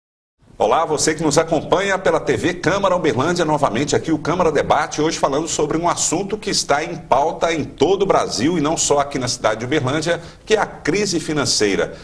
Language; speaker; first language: Portuguese; native; Portuguese